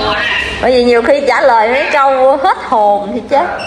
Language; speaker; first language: Vietnamese; native; Vietnamese